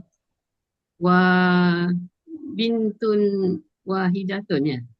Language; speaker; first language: Arabic; non-native, learner; Malay